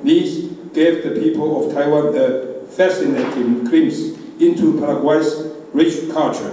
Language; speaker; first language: English; non-native, fluent; Chinese